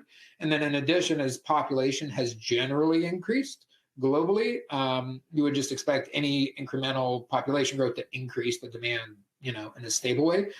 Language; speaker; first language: English; native; English